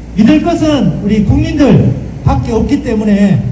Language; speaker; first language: Korean; native; Korean